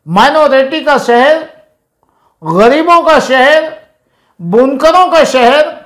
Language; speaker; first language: Hindi; non-native, local second language; Urdu